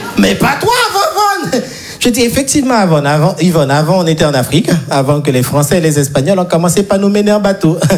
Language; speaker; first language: French; non-native, local second language; Haitian Creole